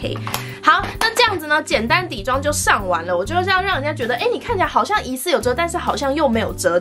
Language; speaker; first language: Chinese; native; Chinese